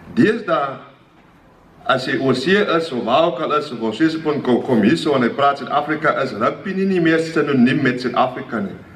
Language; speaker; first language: Afrikaans; native; Afrikaans